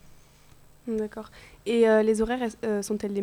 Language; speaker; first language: French; native; French